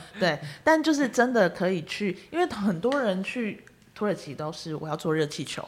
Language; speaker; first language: Chinese; native; Chinese